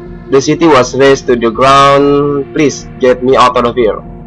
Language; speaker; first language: English; non-native, learner; Indonesian